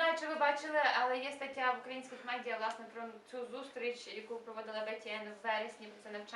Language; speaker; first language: Ukrainian; native; Ukrainian